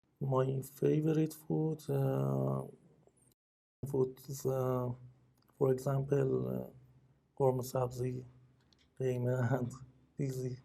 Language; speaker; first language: English; non-native, learner; Persian